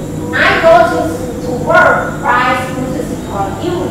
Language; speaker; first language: English; non-native, learner; Khmer